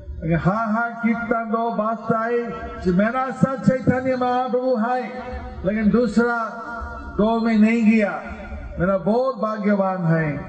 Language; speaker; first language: Hindi; non-native, learner; English